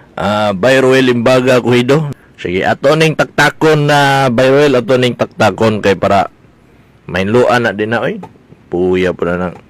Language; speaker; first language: Cebuano; native; Cebuano